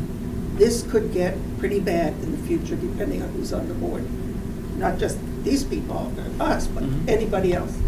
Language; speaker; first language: English; native; English